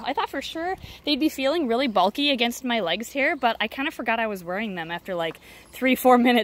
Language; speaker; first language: English; native; English